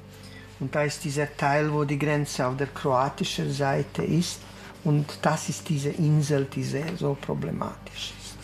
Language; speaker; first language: German; non-native, local second language; Croatian